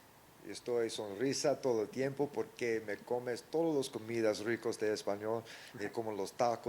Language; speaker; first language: Spanish; early bilingual, heritage; English